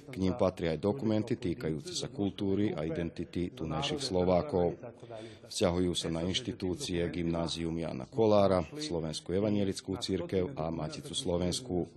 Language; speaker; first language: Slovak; early bilingual, heritage; Slovak